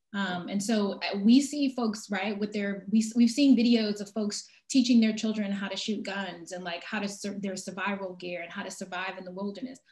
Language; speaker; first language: English; native; English